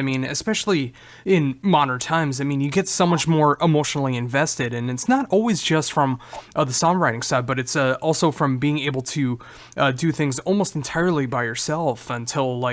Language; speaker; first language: English; native; English